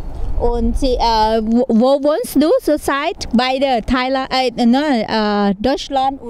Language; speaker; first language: German; non-native, learner; Thai